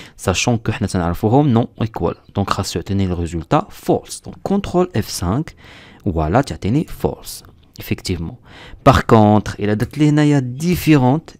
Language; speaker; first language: French; non-native, local second language; Arabic